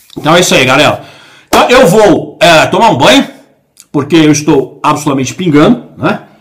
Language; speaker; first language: Portuguese; native; Portuguese